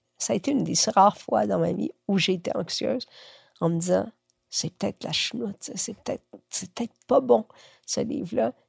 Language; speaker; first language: French; early bilingual, other home language; Spanish